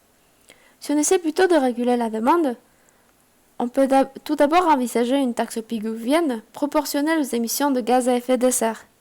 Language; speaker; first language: French; non-native, fluent; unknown